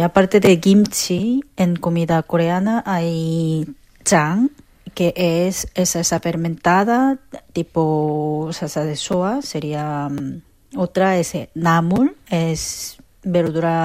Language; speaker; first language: Spanish; non-native, fluent; Korean